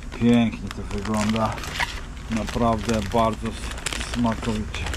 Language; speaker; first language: Polish; non-native, fluent; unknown